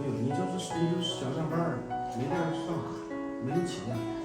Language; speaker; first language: Chinese; native; Chinese